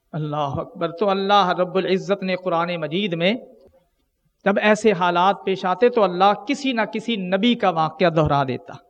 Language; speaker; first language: Urdu; non-native, local second language; Punjabi